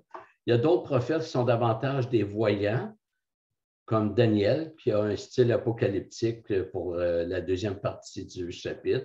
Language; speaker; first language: French; native; French